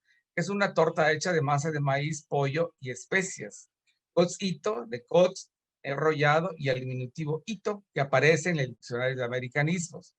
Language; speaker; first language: Spanish; native; Spanish